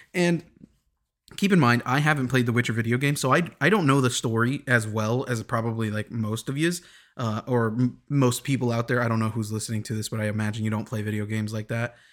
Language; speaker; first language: English; early bilingual, other home language; Spanish